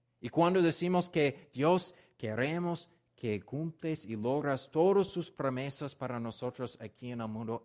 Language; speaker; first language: Spanish; non-native, learner; English